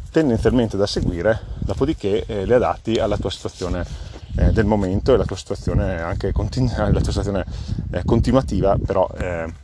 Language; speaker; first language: Italian; native; Italian